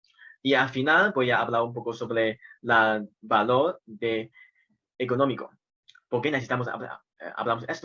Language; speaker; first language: Spanish; non-native, fluent; Chinese